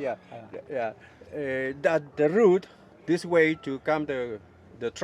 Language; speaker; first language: English; non-native, fluent; Spanish